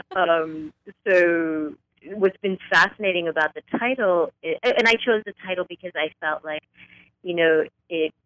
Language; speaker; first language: English; native; English